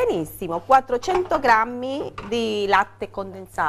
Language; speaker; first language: Italian; non-native, fluent; Spanish